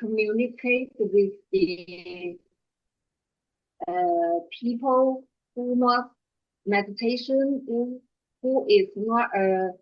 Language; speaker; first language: English; non-native, learner; Chinese